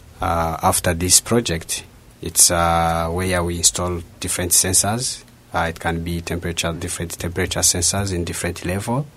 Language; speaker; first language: English; non-native, local second language; Kinyarwanda